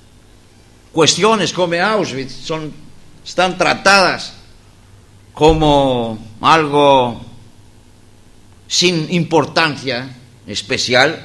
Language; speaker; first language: Spanish; non-native, fluent; Greek